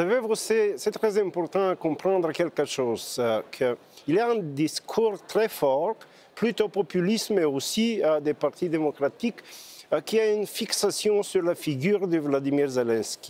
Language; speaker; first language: French; non-native, fluent; Bulgarian